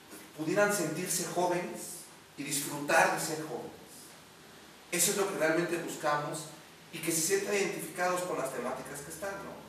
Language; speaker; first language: Spanish; native; Spanish